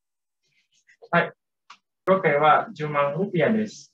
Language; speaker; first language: Japanese; non-native, learner; Indonesian